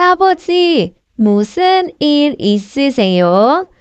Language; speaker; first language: Korean; non-native, fluent; Indonesian